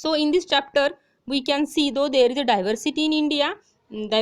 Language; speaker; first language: English; non-native, local second language; Marathi